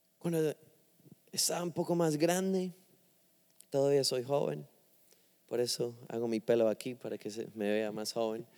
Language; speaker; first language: Spanish; non-native, fluent; English